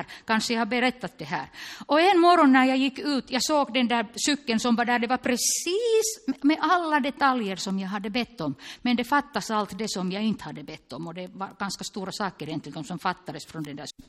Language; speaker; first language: Swedish; non-native, local second language; Finnish